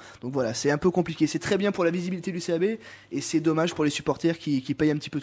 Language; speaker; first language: French; native; French